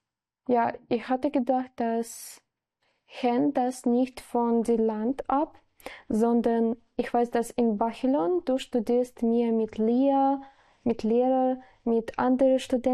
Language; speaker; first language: German; non-native, learner; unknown